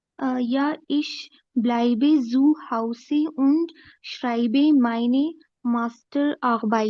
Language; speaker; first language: German; non-native, learner; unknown